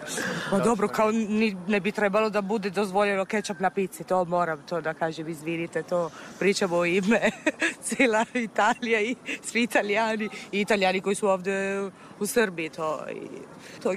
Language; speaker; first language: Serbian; non-native, fluent; Italian